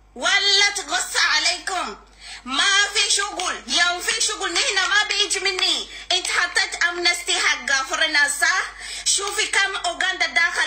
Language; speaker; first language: Arabic; non-native, learner; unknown